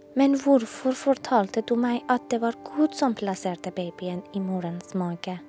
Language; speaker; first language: Norwegian; non-native, learner; Persian